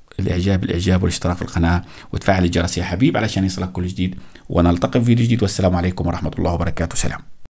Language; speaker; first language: Arabic; native; Arabic